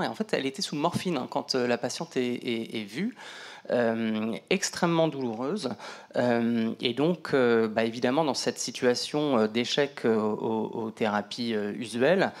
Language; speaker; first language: French; native; French